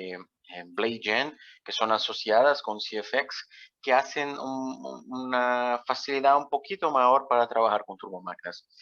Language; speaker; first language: Spanish; non-native, fluent; Portuguese